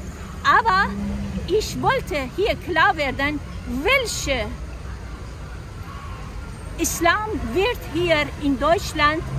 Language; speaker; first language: German; non-native, fluent; Persian